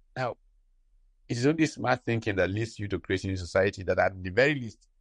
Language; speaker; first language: English; non-native, local second language; Hausa